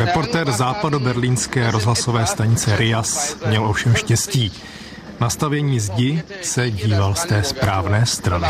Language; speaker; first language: Czech; native; Czech